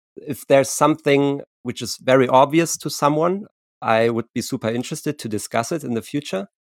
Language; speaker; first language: English; non-native, fluent; German